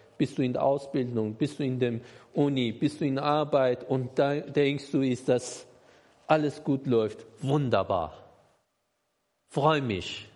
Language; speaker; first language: German; non-native, learner; Persian